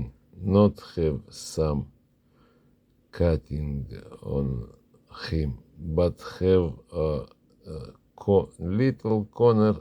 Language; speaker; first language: English; non-native, learner; Russian